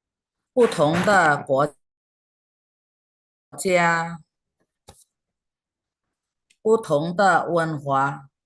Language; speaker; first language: Chinese; non-native, fluent; Indonesian